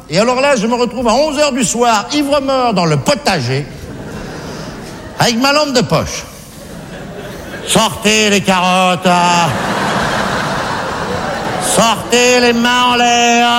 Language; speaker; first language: French; native; French